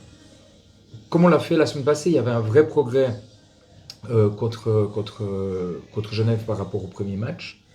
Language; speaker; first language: French; native; French